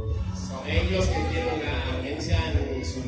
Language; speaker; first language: Spanish; non-native, fluent; Haitian Creole